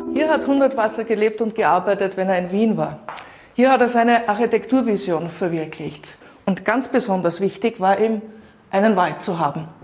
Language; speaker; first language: German; native; German